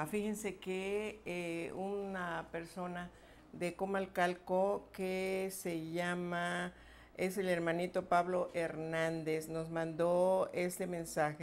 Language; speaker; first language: Spanish; native; Spanish